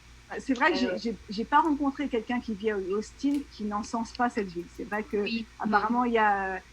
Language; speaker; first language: French; native; French